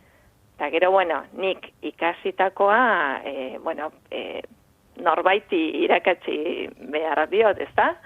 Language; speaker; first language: Basque; non-native, fluent; Spanish